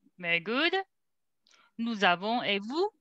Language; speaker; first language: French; non-native, fluent; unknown